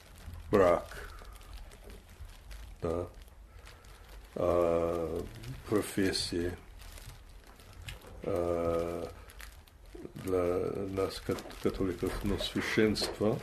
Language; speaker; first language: Russian; non-native, fluent; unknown